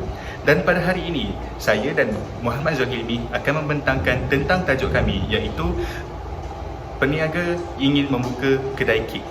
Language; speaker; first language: Malay; native; Malay